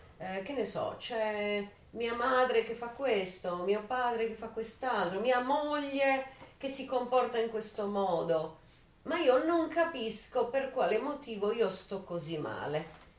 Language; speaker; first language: Italian; native; Italian